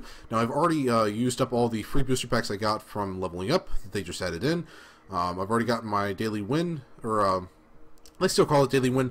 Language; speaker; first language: English; native; English